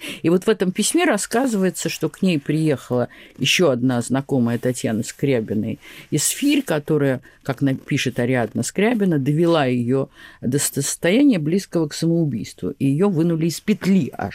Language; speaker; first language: Russian; native; Russian